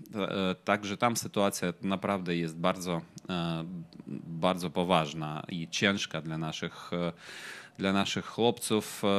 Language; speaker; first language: Polish; non-native, fluent; Ukrainian